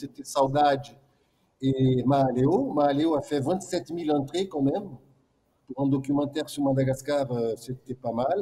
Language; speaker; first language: French; non-native, fluent; Portuguese